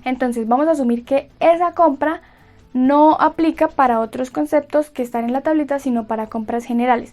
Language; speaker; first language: Spanish; native; Spanish